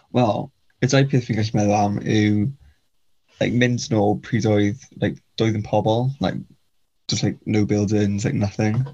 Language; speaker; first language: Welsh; non-native, local second language; English